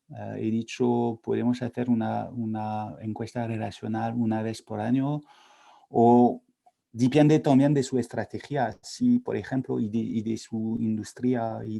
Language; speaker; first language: Spanish; non-native, fluent; French